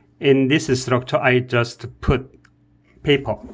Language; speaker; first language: English; non-native, learner; Korean